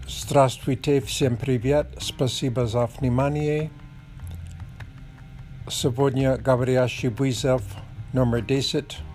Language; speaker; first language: Russian; non-native, learner; English